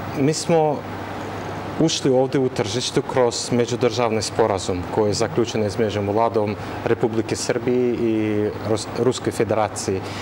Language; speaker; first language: Serbian; non-native, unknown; Russian